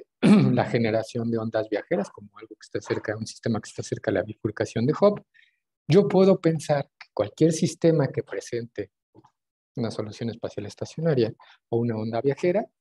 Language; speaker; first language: Spanish; native; Spanish